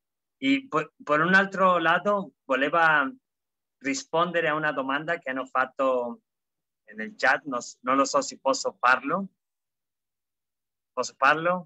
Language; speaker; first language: Italian; non-native, fluent; Spanish